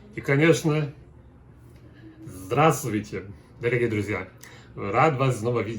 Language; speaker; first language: Russian; non-native, learner; Portuguese